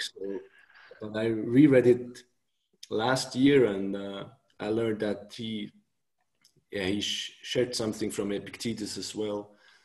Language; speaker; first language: English; non-native, fluent; Swiss German